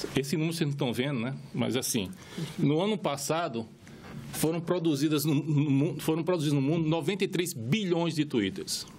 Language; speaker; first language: Portuguese; native; Portuguese